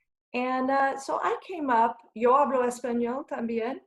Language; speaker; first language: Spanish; non-native, fluent; English